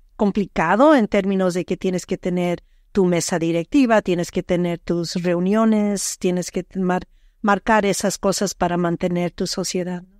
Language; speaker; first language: Spanish; early bilingual, heritage; Spanish